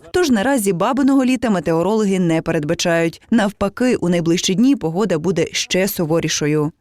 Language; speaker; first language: Ukrainian; native; Ukrainian